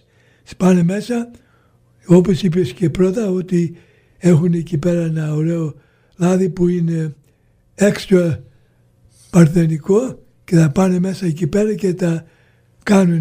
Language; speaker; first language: Greek; early bilingual, heritage; Greek